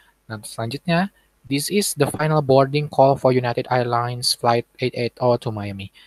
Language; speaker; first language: English; non-native, fluent; Indonesian